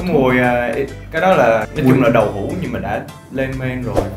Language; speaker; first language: Vietnamese; non-native, fluent; English